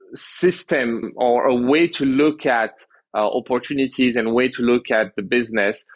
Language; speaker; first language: English; early bilingual, other home language; French